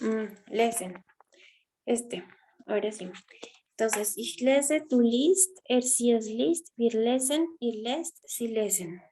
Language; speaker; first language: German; non-native, fluent; Spanish